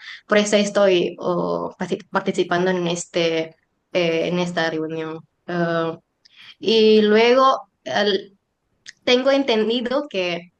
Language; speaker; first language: Spanish; non-native, learner; Indonesian